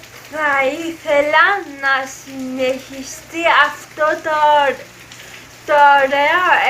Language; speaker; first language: Greek; early bilingual, other home language; Arabic